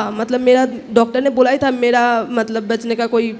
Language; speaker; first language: Hindi; non-native, local second language; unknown